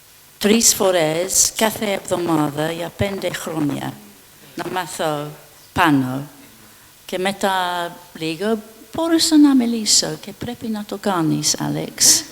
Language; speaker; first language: Greek; non-native, fluent; English